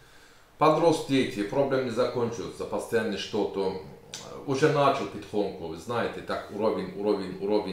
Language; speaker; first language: Russian; non-native, learner; Turkish